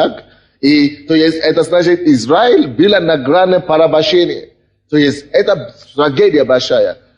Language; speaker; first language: Russian; non-native, fluent; Yoruba